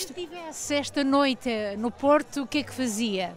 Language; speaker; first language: Portuguese; native; Portuguese